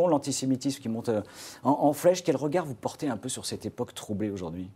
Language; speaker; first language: French; native; French